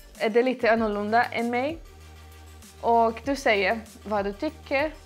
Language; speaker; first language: Swedish; non-native, learner; Portuguese